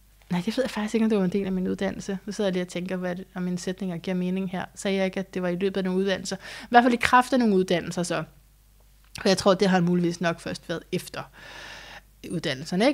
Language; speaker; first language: Danish; native; Danish